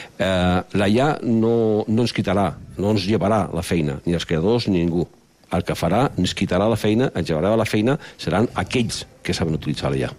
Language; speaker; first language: Catalan; non-native, local second language; Spanish